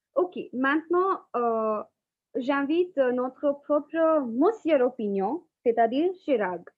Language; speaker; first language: French; non-native, fluent; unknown